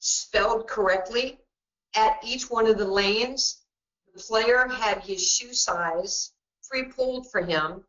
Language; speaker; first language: English; native; English